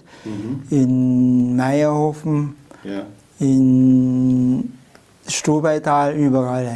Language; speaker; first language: German; non-native, fluent; Chinese